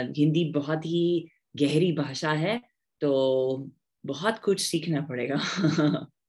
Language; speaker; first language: Hindi; non-native, fluent; English